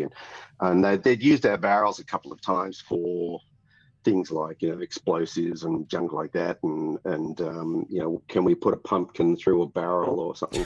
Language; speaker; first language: English; native; English